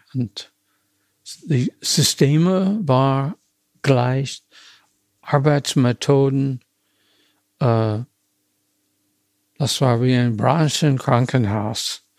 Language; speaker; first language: German; non-native, fluent; English